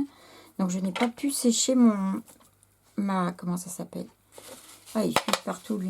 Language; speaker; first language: French; native; French